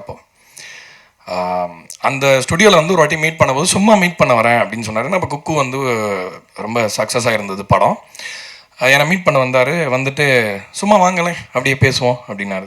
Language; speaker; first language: Tamil; native; Tamil